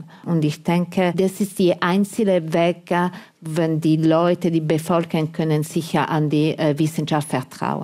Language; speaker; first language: German; non-native, fluent; Italian